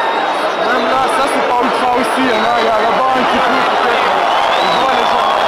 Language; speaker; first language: French; non-native, learner; Ukrainian